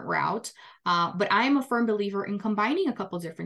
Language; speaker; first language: English; non-native, fluent; Portuguese